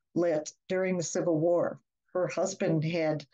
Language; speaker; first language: English; native; English